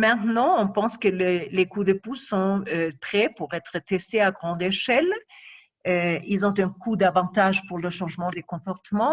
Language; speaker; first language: French; non-native, fluent; Spanish